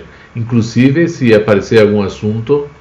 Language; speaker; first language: Portuguese; non-native, fluent; Spanish